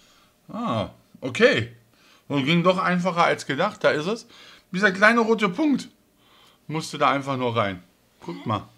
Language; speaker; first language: German; native; German